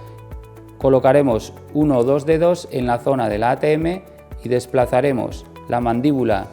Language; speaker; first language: Spanish; native; Spanish